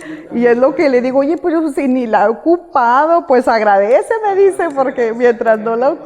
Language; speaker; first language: Spanish; native; Spanish